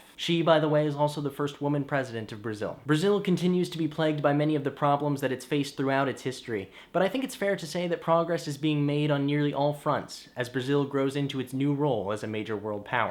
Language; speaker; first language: English; native; English